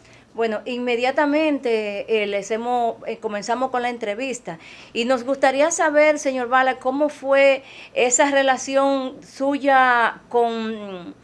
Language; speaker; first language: Spanish; native; Spanish